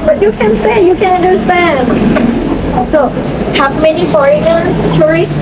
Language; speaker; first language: English; non-native, learner; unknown